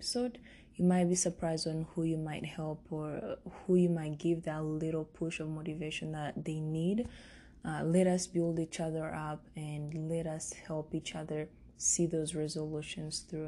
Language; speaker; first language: English; non-native, local second language; Kinyarwanda